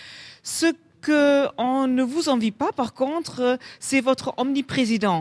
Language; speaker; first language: French; non-native, fluent; German